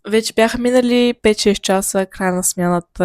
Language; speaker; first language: Bulgarian; native; Bulgarian